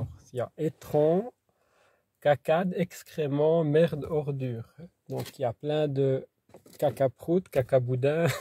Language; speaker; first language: French; native; French